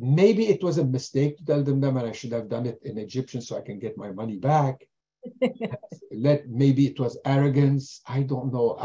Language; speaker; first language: English; non-native, fluent; German